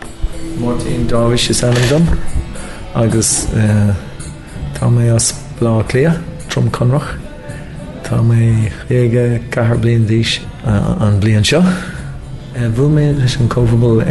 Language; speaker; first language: Irish; non-native, local second language; English